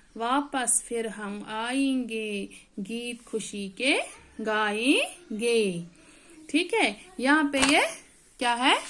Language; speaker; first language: Hindi; non-native, local second language; Kashmiri